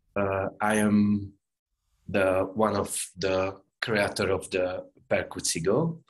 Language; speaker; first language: English; non-native, learner; Hungarian